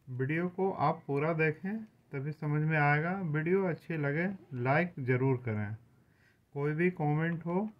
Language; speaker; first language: Hindi; native; Hindi